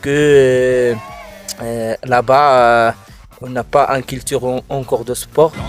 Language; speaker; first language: French; non-native, learner; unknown